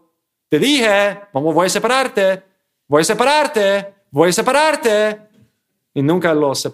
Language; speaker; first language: Spanish; non-native, fluent; English